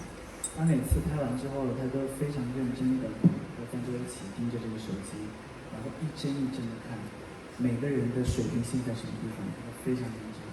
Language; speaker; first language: Chinese; native; Chinese